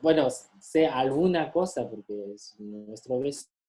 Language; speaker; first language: Spanish; non-native, fluent; Chinese